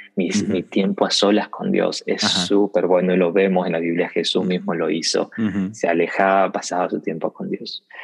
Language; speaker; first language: Spanish; native; Spanish